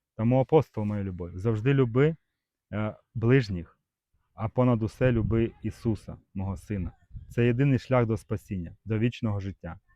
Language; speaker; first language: Ukrainian; native; Ukrainian